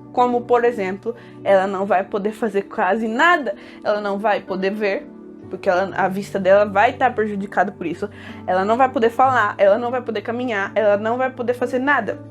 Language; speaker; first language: Portuguese; early bilingual, heritage; Portuguese